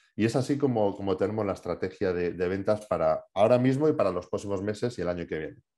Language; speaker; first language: Spanish; native; Spanish